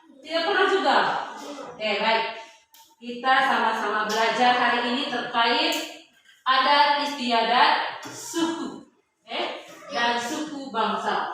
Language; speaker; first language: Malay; non-native, local second language; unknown